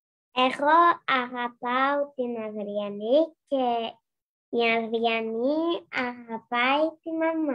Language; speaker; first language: Greek; non-native, learner; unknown